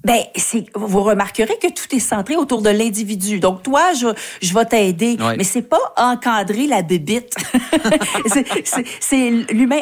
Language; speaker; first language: French; native; French